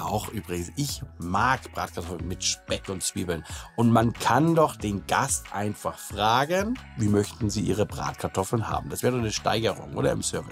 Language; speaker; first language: German; native; German